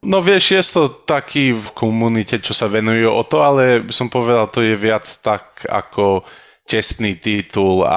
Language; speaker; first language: Slovak; early bilingual, heritage; Slovak